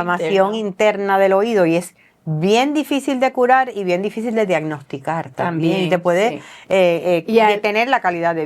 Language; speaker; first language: Spanish; native; Spanish